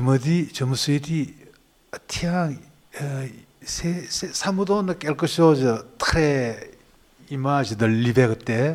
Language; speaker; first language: French; non-native, learner; Korean